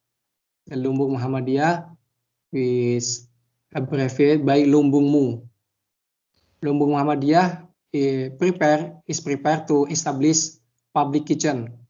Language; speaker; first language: English; non-native, learner; Indonesian